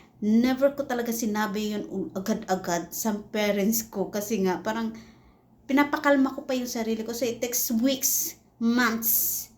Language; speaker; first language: Filipino; non-native, local second language; Cebuano